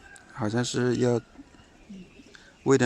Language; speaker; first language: Chinese; native; Chinese